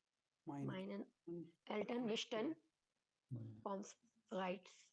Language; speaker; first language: German; non-native, learner; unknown